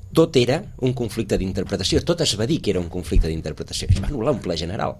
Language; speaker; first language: Catalan; native; Catalan